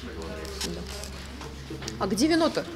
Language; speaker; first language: Russian; native; Russian